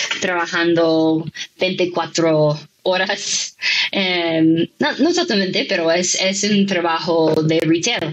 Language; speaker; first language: Spanish; non-native, fluent; English